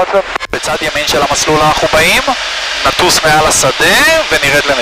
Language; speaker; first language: Hebrew; native; Hebrew